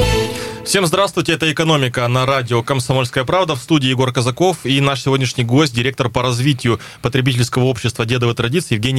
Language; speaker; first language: Russian; native; Russian